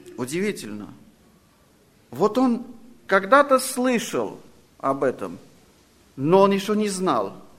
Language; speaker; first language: Russian; non-native, fluent; Armenian